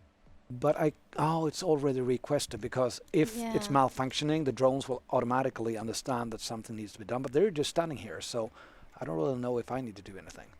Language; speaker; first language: English; non-native, fluent; Swedish